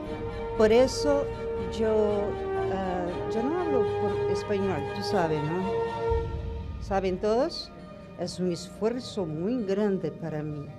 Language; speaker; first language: Spanish; non-native, learner; Portuguese